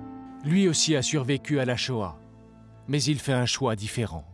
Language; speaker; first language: French; native; French